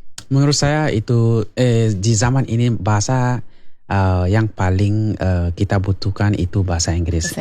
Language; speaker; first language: Indonesian; non-native, learner; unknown